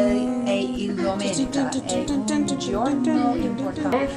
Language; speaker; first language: Italian; non-native, learner; English